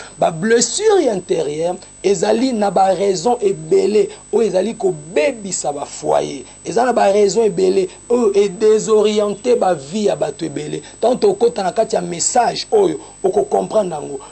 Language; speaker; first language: Lingala; native; Lingala